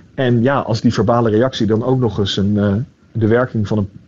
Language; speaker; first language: Dutch; native; Dutch